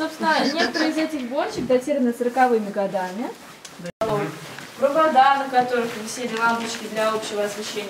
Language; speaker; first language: Russian; native; Russian